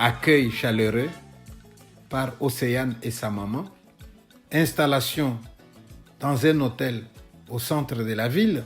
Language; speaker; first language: French; non-native, local second language; Luba-Lulua